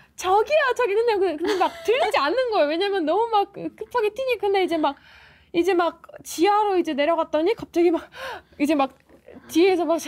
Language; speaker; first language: Korean; non-native, fluent; Ukrainian